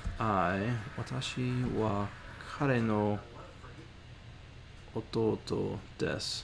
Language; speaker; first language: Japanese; non-native, learner; English